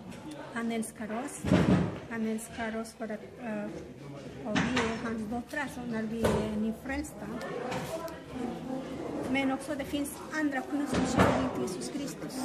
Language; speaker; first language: Swedish; non-native, learner; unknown